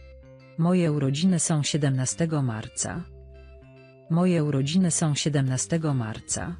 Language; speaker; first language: Polish; non-native, learner; Spanish